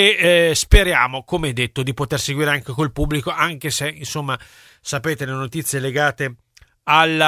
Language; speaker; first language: Italian; native; Italian